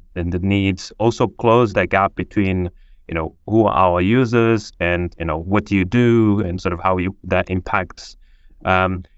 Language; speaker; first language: English; non-native, fluent; Portuguese